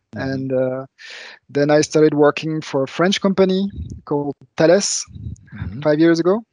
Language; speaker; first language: English; non-native, fluent; French